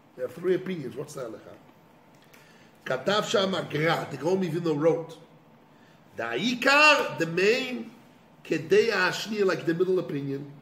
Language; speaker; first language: English; non-native, fluent; Hebrew